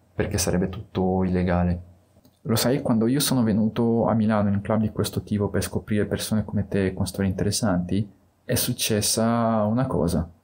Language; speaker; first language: Italian; native; Italian